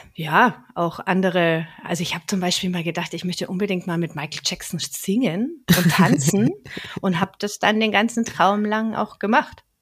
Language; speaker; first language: German; native; German